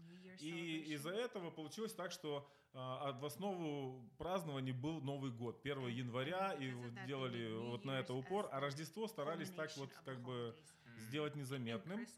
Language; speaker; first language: Russian; native; Russian